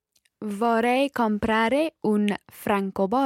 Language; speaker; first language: Italian; non-native, learner; English